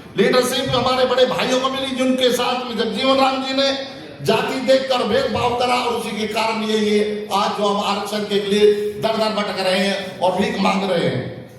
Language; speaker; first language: Hindi; native; Hindi